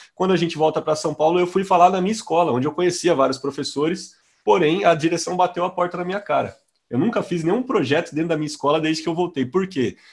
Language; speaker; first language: Portuguese; native; Portuguese